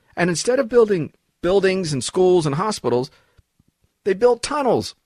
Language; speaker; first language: English; early bilingual, other home language; Arabic